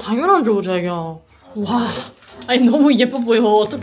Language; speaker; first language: Korean; non-native, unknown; German